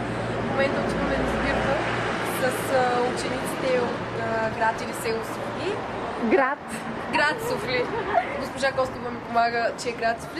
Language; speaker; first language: Bulgarian; native; Bulgarian